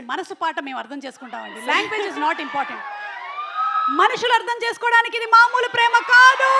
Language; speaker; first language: Telugu; native; Telugu